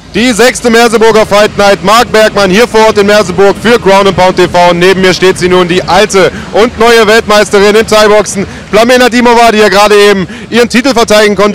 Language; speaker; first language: German; native; German